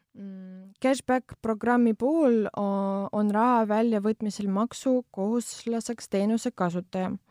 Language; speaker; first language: Estonian; non-native, local second language; Russian